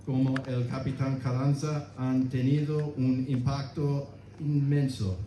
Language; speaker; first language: Spanish; non-native, learner; English